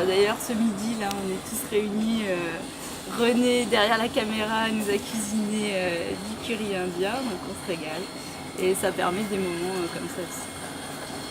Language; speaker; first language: French; native; French